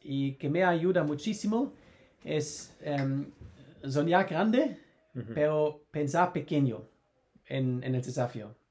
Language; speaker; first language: Spanish; non-native, learner; German